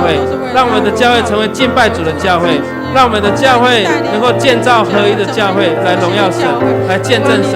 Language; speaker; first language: Chinese; native; Chinese